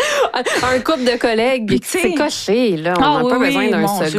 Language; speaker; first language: French; native; French